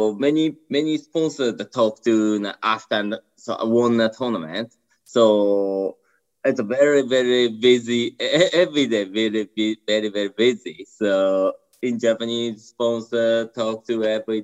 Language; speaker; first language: English; non-native, learner; Japanese